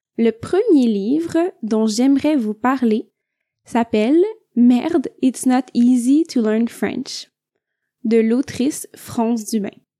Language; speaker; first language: French; native; French